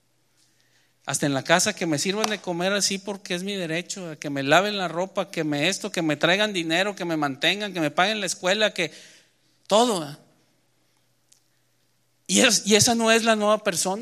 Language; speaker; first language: Spanish; native; Spanish